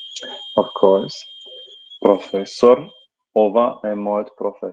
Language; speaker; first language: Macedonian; non-native, learner; Serbian